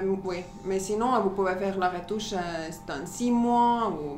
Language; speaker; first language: French; non-native, fluent; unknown